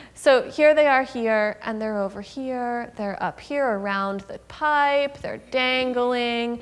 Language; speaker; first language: English; native; English